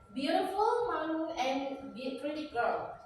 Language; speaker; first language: English; non-native, fluent; Indonesian